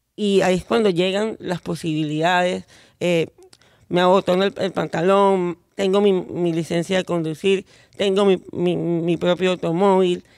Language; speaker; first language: Spanish; native; Spanish